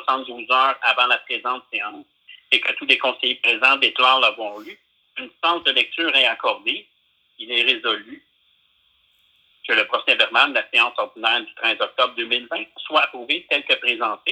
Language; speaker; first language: French; native; French